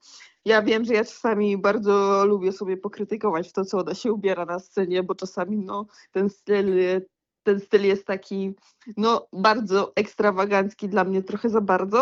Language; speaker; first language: Polish; native; Polish